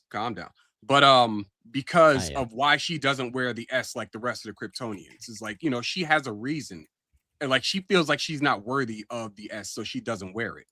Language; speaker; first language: English; native; English